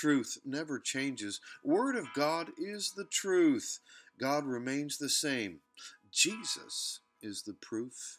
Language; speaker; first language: English; native; English